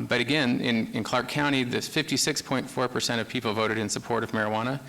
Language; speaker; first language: English; native; English